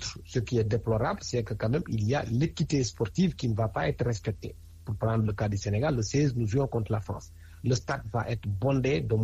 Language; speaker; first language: French; non-native, local second language; Wolof